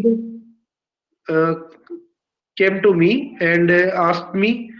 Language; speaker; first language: English; non-native, learner; Hindi